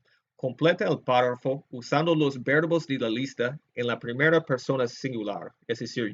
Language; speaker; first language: Spanish; non-native, fluent; English